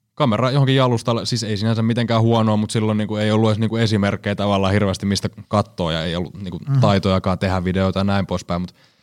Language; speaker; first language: Finnish; native; Finnish